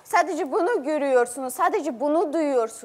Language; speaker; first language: Turkish; non-native, learner; Russian